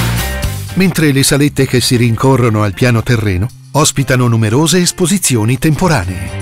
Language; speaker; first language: Italian; native; Italian